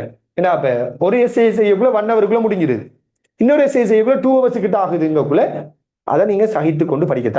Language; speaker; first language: Tamil; native; Tamil